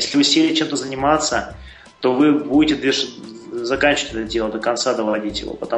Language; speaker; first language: Russian; native; Russian